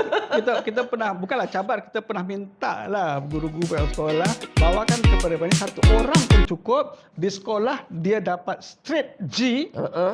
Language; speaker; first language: Malay; native; Malay